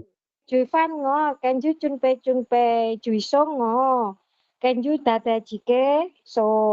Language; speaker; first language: Cantonese; non-native, learner; Indonesian